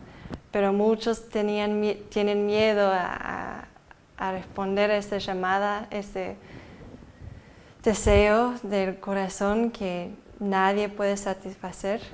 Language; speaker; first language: Spanish; early bilingual, heritage; Spanish